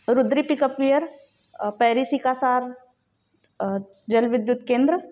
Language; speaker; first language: Hindi; native; Hindi